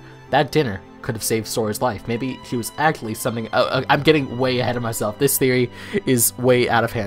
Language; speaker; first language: English; native; English